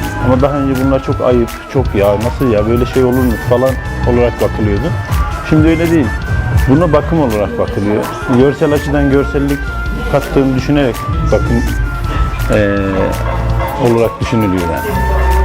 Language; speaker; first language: Turkish; native; Turkish